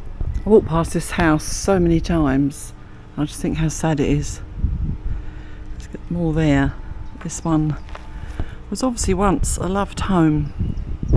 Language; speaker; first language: English; native; English